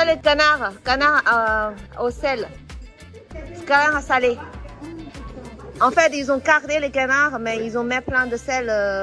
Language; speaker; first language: French; non-native, fluent; Chinese